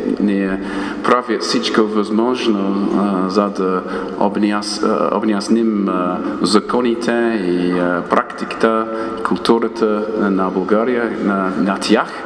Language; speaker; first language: Bulgarian; non-native, fluent; English